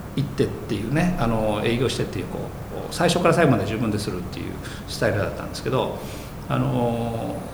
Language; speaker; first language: Japanese; native; Japanese